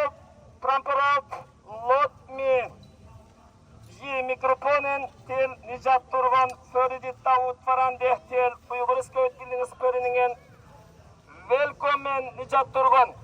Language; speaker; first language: Swedish; non-native, learner; Uyghur